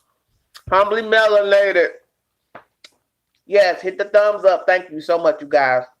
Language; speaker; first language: English; native; English